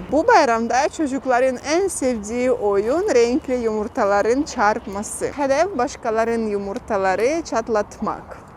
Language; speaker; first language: Turkish; non-native, fluent; Russian